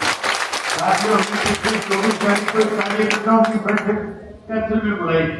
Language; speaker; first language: Hindi; native; Hindi